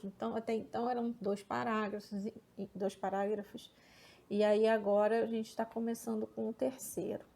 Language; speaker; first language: Portuguese; native; Portuguese